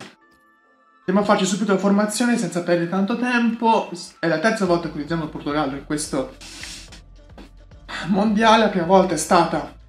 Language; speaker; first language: Italian; native; Italian